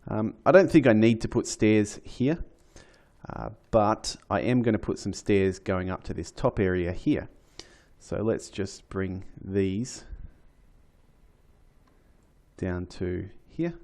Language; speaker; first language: English; native; English